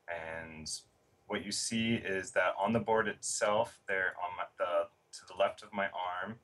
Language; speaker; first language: English; native; English